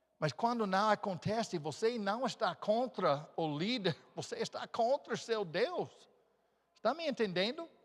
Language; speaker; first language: Portuguese; non-native, fluent; English